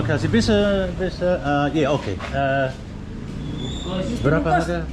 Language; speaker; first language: Indonesian; non-native, learner; English